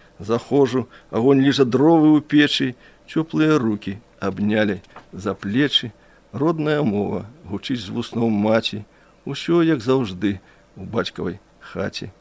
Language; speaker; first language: Belarusian; native; Belarusian